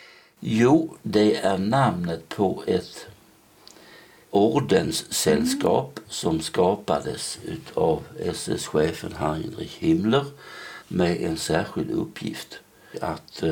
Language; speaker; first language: Swedish; native; Swedish